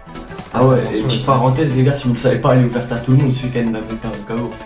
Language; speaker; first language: French; native; French